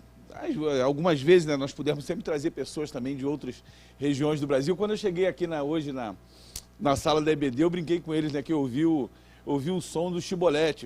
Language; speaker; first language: Portuguese; native; Portuguese